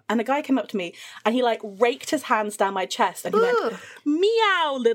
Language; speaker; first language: English; native; English